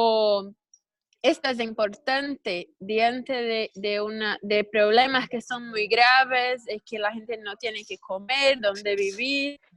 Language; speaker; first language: Spanish; non-native, learner; Portuguese